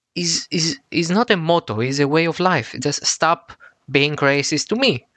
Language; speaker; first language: English; non-native, fluent; Greek